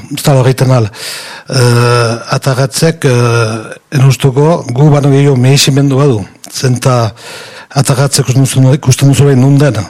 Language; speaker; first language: Basque; native; Basque